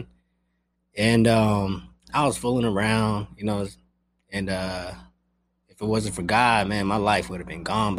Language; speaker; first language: English; early bilingual, other home language; Spanish